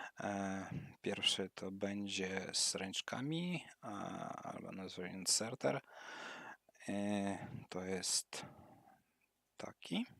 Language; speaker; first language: Polish; non-native, learner; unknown